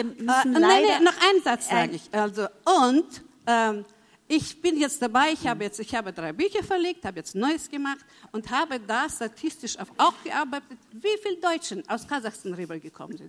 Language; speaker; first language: German; early bilingual, heritage; German